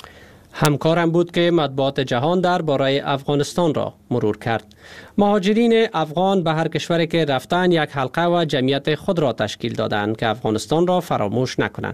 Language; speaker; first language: Persian; native; Persian